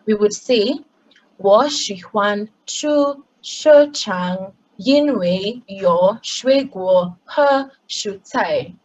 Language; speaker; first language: Chinese; non-native, learner; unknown